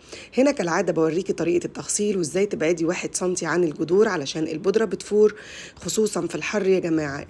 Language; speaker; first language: Arabic; native; Arabic